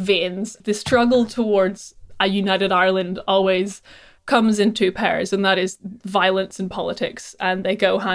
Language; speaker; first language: English; native; English